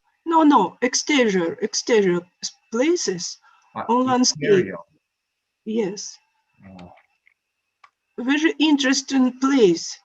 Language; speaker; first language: English; non-native, learner; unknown